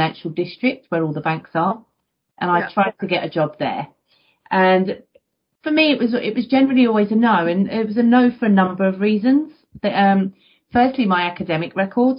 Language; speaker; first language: English; native; English